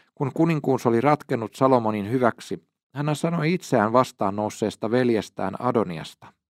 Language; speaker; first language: Finnish; native; Finnish